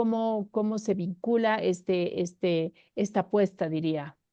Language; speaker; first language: Spanish; native; Spanish